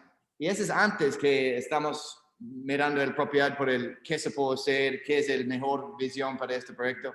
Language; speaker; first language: Spanish; non-native, learner; English